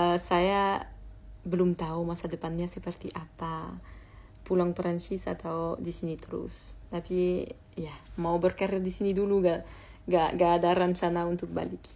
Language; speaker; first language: Indonesian; non-native, fluent; French